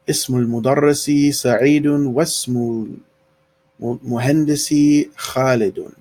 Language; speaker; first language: Arabic; non-native, fluent; English